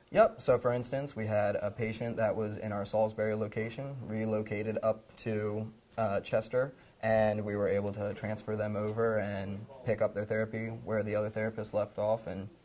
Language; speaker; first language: English; native; English